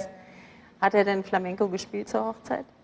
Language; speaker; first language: German; native; German